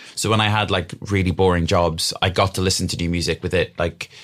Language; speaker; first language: English; native; English